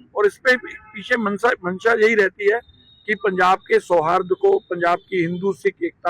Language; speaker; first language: Hindi; non-native, local second language; Punjabi